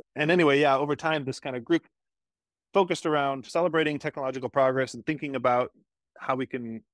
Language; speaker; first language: English; native; English